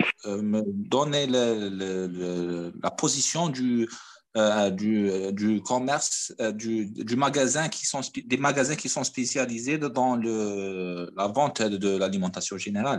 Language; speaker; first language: French; non-native, fluent; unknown